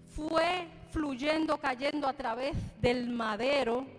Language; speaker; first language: Spanish; native; Spanish